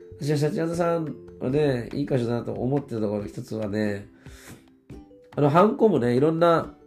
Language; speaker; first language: Japanese; native; Japanese